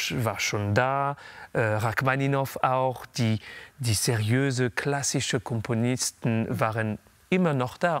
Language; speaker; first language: German; non-native, learner; French